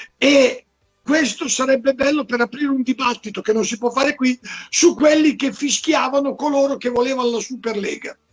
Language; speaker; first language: Italian; native; Italian